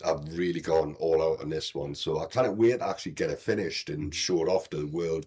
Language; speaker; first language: English; native; English